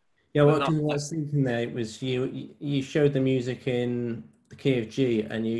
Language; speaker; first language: English; native; English